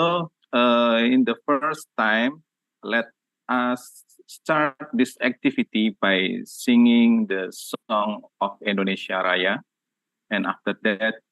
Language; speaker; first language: English; non-native, learner; Indonesian